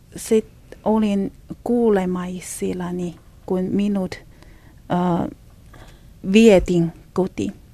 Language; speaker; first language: Finnish; non-native, learner; Chinese